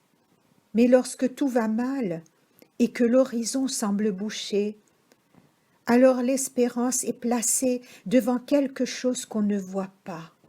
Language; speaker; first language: French; native; French